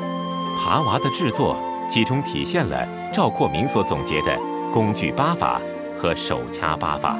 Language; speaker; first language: Chinese; native; Chinese